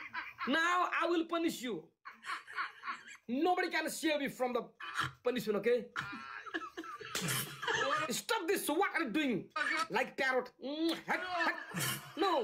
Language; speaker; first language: English; non-native, learner; Nepali